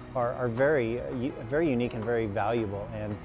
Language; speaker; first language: English; native; English